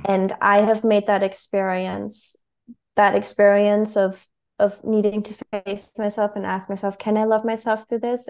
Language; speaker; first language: English; non-native, fluent; German